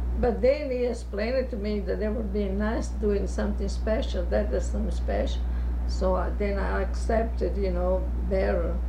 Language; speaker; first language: English; non-native, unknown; Italian